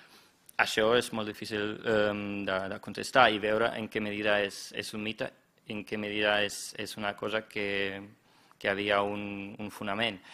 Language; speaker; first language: Catalan; non-native, fluent; German